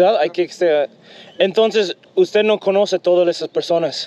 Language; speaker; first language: Spanish; non-native, learner; English